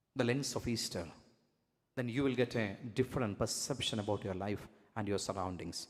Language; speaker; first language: English; non-native, local second language; Malayalam